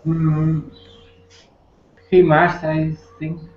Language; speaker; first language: English; non-native, learner; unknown